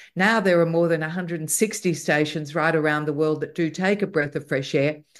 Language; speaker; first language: English; native; English